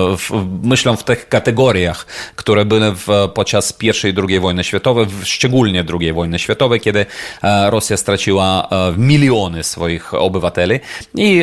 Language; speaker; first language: Polish; non-native, fluent; Ukrainian